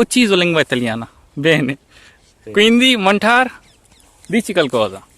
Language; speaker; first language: Italian; non-native, learner; Sindhi